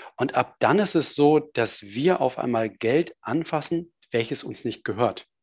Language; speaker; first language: German; native; German